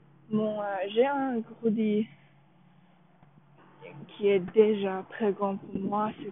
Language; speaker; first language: French; non-native, learner; Chinese